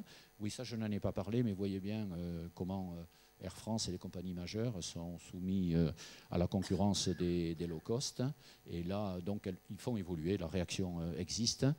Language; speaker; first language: French; native; French